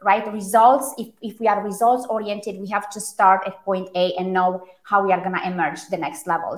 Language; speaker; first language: English; non-native, fluent; Romanian